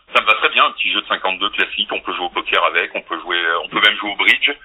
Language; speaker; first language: French; native; French